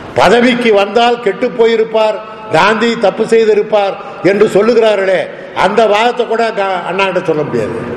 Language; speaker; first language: Tamil; native; Tamil